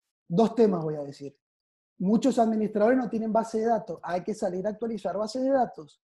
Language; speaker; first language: Spanish; native; Spanish